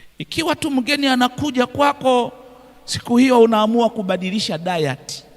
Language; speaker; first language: Swahili; native; Swahili